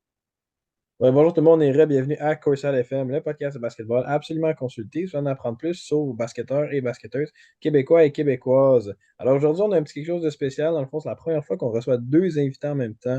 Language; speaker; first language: French; native; French